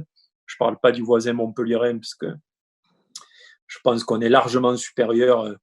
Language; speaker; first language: French; native; French